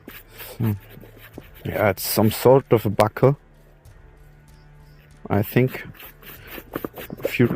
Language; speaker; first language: English; non-native, learner; German